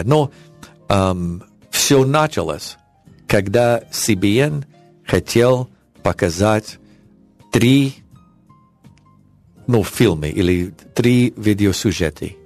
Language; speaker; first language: Russian; non-native, learner; English